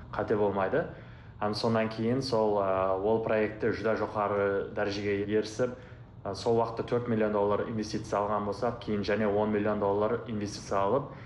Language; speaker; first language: Uzbek; non-native, local second language; Kara-Kalpak